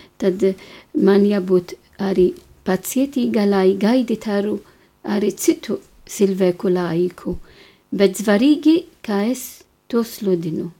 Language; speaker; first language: Latvian; non-native, fluent; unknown